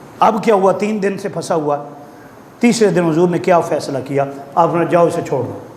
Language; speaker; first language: Urdu; non-native, local second language; Punjabi